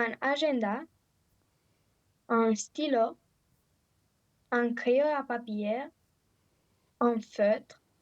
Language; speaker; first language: French; non-native, learner; Romanian